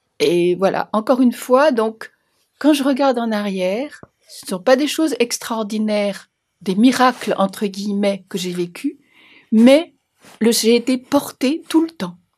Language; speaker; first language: French; native; French